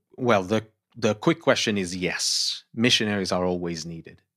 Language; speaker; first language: English; non-native, fluent; Portuguese